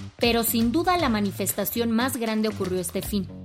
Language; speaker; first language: Spanish; native; Spanish